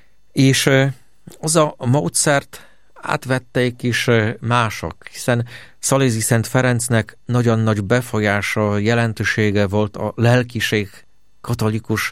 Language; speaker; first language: Hungarian; non-native, fluent; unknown